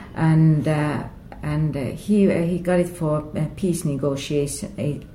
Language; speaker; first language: English; non-native, fluent; Finnish